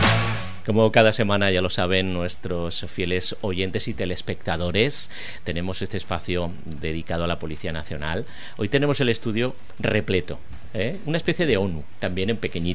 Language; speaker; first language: Spanish; native; Spanish